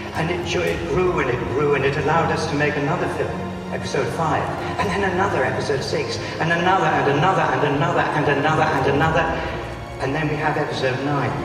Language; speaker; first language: English; native; English